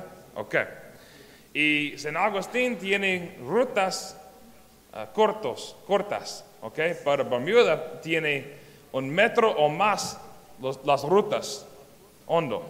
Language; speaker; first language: Spanish; non-native, learner; English